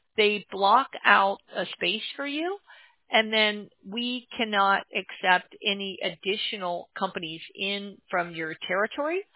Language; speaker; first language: English; native; English